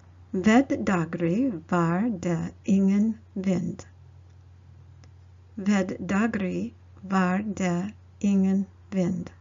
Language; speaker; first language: Norwegian; non-native, learner; English